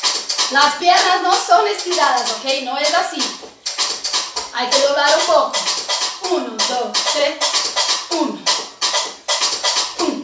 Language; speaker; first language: Spanish; non-native, fluent; Portuguese